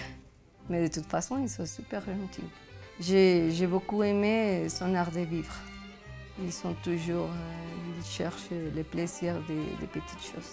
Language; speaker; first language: French; non-native, fluent; Spanish